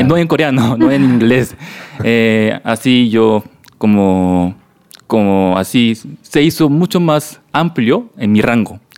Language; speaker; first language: Spanish; non-native, learner; Korean